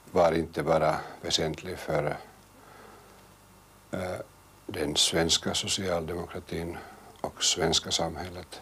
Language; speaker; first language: Swedish; non-native, local second language; Finnish